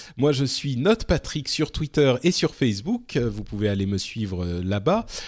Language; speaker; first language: French; native; French